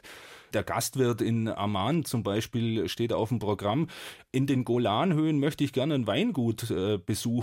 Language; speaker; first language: German; native; German